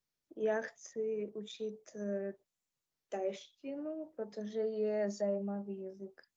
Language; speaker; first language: Czech; non-native, learner; Ukrainian